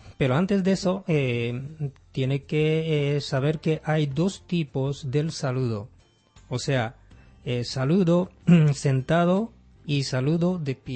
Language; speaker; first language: Spanish; non-native, fluent; Japanese